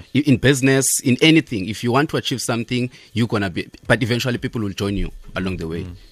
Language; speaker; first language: English; non-native, local second language; Xhosa